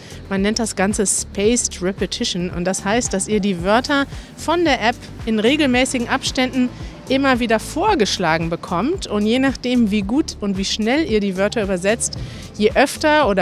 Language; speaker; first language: German; native; German